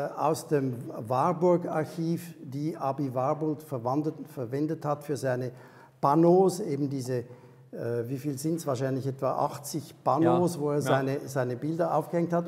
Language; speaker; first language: German; native; German